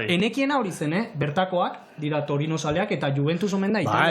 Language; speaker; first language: Basque; native; Basque